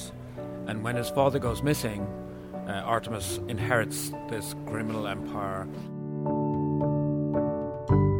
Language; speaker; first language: English; native; English